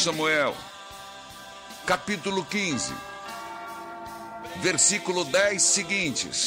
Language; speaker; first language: Portuguese; native; Portuguese